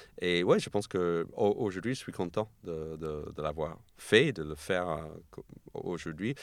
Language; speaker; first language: French; non-native, fluent; English